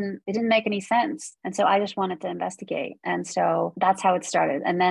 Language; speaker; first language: English; early bilingual, other home language; Polish